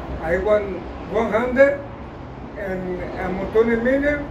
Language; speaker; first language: English; non-native, learner; Spanish